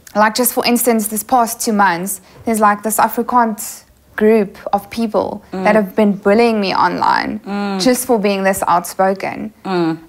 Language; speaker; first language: English; non-native, local second language; Afrikaans